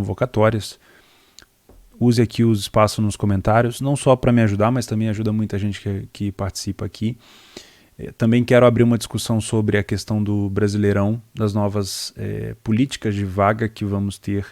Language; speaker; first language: Portuguese; native; Portuguese